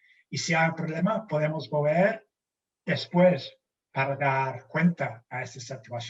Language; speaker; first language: Spanish; non-native, fluent; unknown